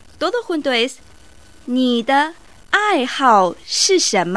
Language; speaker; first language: Spanish; non-native, fluent; Chinese